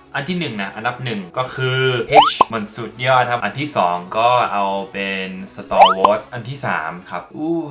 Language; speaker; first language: Thai; non-native, fluent; English